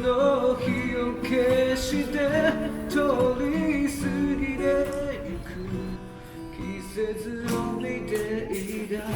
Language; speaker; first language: Japanese; non-native, fluent; Chinese